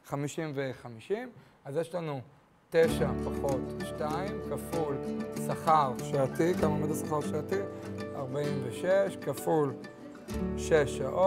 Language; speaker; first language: Hebrew; native; Hebrew